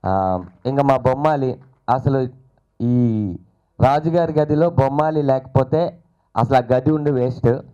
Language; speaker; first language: Telugu; native; Telugu